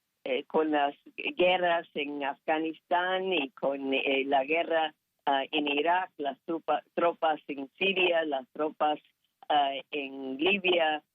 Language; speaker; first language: Spanish; non-native, fluent; English